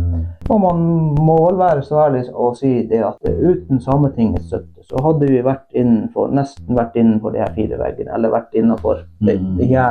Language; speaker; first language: Norwegian; non-native, local second language; Northern Sami